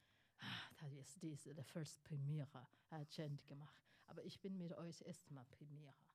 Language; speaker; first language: German; non-native, fluent; Chinese